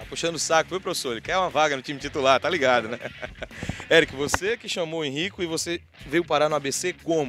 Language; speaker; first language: Portuguese; native; Portuguese